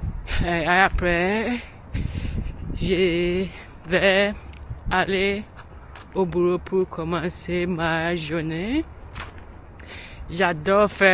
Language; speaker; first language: French; non-native, learner; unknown